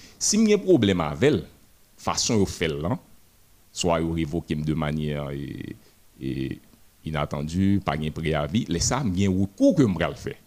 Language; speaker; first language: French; non-native, local second language; Haitian Creole